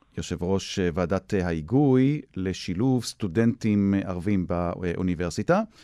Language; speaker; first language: Hebrew; native; Hebrew